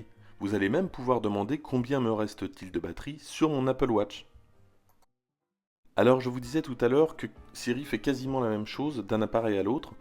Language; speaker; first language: French; native; French